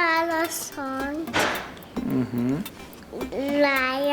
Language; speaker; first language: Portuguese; early bilingual, heritage; Portuguese